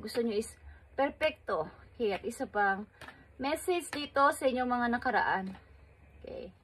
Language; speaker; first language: Filipino; native; Filipino